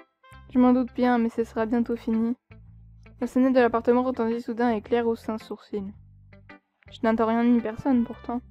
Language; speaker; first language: French; native; French